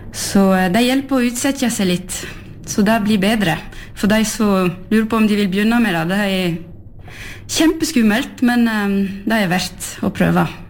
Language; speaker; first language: Norwegian; non-native, fluent; French